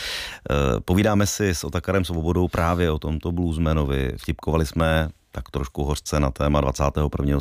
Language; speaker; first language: Czech; native; Czech